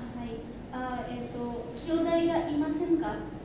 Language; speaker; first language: Japanese; non-native, fluent; Bangla